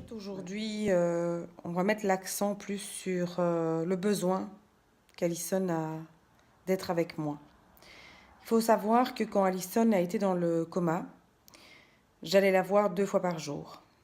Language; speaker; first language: French; native; French